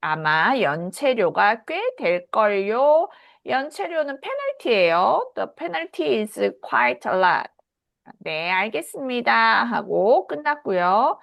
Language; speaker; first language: Korean; native; Korean